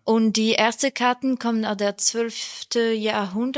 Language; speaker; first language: German; non-native, fluent; French